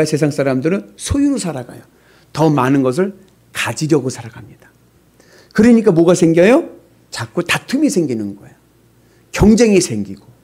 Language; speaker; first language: Korean; native; Korean